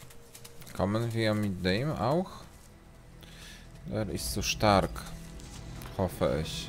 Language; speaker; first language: German; non-native, learner; Polish